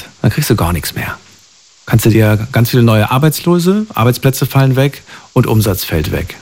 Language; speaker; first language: German; native; German